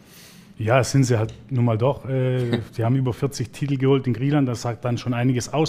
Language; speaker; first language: German; early bilingual, other home language; Greek